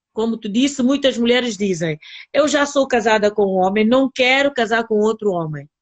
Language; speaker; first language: Portuguese; non-native, local second language; Upper Guinea Crioulo